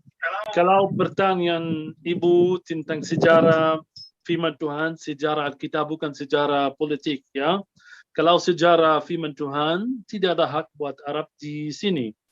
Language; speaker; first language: Indonesian; non-native, fluent; Arabic